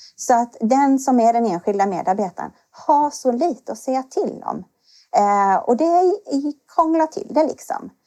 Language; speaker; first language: Swedish; native; Swedish